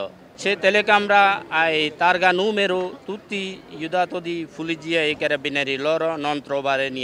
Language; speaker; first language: Italian; non-native, learner; Bangla